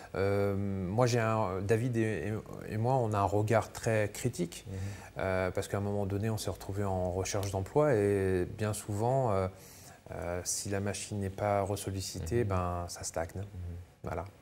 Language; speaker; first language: French; native; French